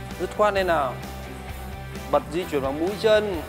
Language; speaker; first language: Vietnamese; native; Vietnamese